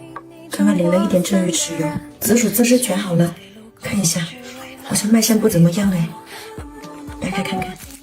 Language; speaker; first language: Chinese; native; Chinese